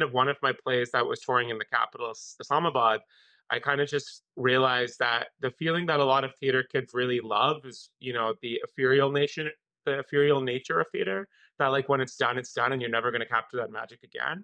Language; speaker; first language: English; non-native, local second language; Urdu